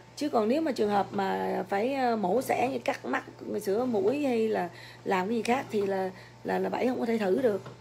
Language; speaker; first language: Vietnamese; early bilingual, other home language; English